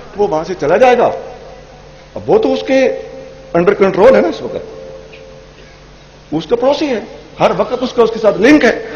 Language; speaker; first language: Urdu; non-native, local second language; Punjabi